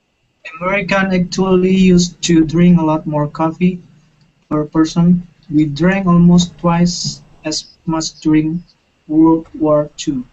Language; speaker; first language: English; non-native, learner; Indonesian